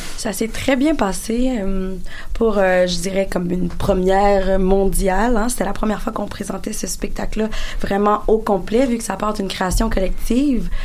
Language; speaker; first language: French; native; French